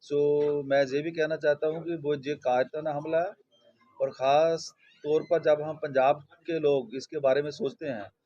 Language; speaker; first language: Hindi; non-native, local second language; Punjabi